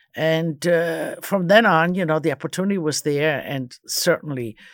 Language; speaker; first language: English; early bilingual, other home language; Croatian